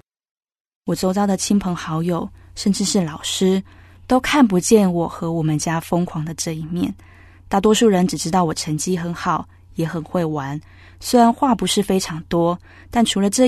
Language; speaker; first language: Chinese; native; Chinese